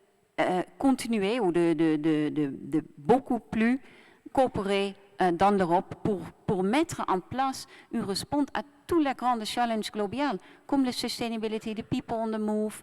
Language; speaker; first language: French; non-native, fluent; Dutch